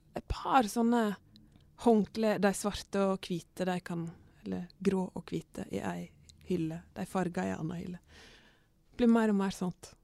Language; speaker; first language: Norwegian; native; Norwegian